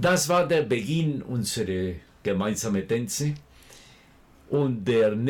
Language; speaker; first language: German; non-native, fluent; Spanish